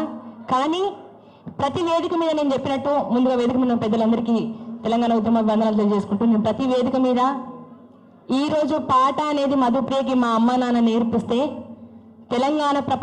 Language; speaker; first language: Telugu; native; Telugu